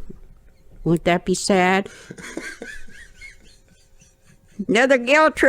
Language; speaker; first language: English; native; English